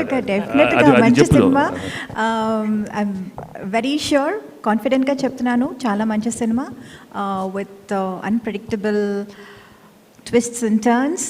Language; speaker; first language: Telugu; non-native, fluent; Tamil